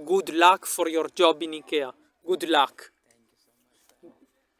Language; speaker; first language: English; non-native, local second language; Italian